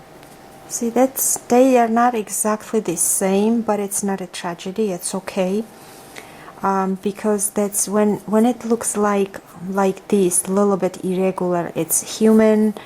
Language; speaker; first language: English; non-native, fluent; Georgian